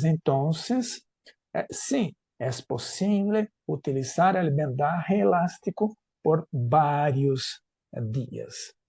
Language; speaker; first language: Spanish; non-native, fluent; Portuguese